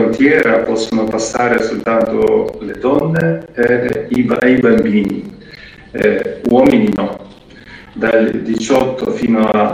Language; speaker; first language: Italian; non-native, fluent; Ukrainian